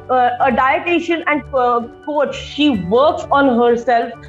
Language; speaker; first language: English; non-native, local second language; Marathi